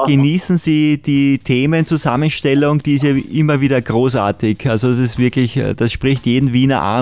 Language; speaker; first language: German; native; German